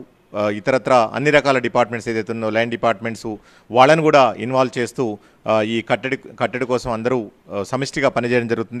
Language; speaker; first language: Telugu; native; Telugu